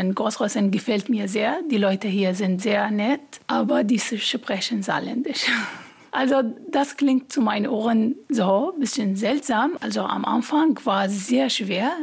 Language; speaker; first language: German; non-native, learner; Arabic